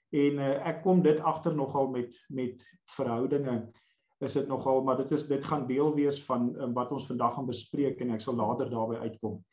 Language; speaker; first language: Afrikaans; native; Afrikaans